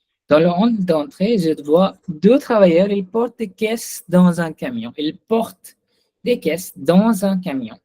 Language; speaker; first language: French; non-native, fluent; Hindi